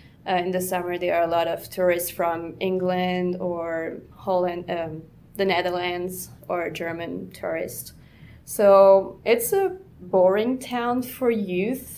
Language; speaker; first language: English; non-native, fluent; French